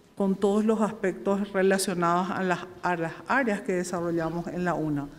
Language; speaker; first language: Spanish; native; Spanish